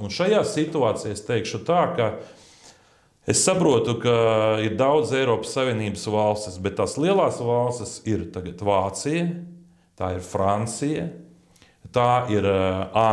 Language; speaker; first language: Latvian; native; Latvian